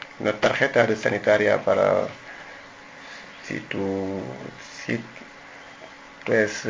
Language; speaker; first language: Spanish; non-native, learner; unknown